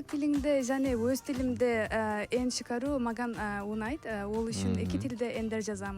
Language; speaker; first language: Kazakh; non-native, learner; Turkish